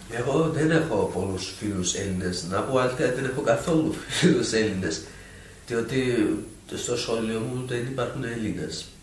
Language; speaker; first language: Greek; non-native, learner; Georgian